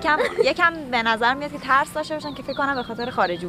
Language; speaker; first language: Persian; native; Persian